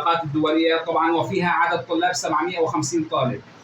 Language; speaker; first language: Arabic; native; Arabic